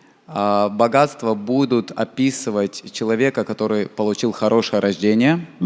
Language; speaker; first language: Russian; native; Russian